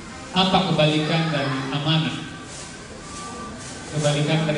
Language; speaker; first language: Indonesian; native; Indonesian